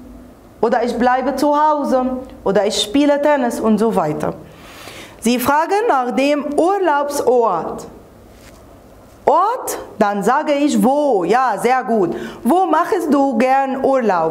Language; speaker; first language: German; non-native, fluent; Arabic